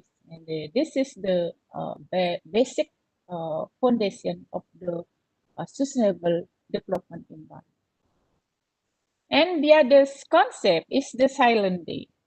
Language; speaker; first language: English; non-native, learner; Indonesian